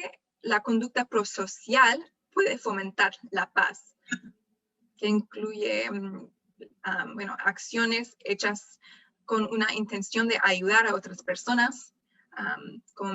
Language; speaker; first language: Spanish; non-native, fluent; English